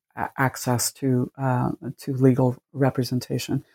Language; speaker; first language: English; early bilingual, other home language; Spanish